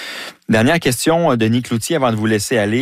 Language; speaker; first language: French; native; French